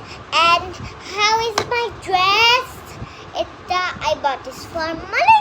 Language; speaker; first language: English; non-native, local second language; Bangla